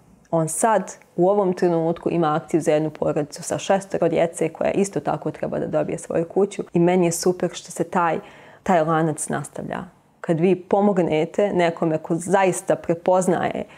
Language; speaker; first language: Bosnian; native; Bosnian